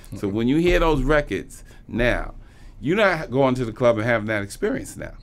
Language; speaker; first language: English; native; English